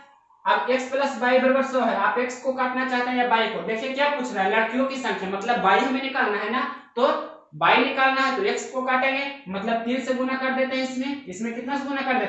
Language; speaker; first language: Hindi; native; Hindi